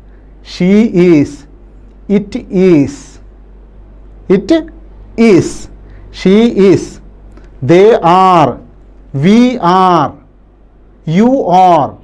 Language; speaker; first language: English; non-native, local second language; Malayalam